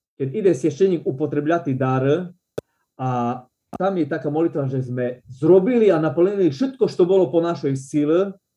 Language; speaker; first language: Slovak; non-native, local second language; Rusyn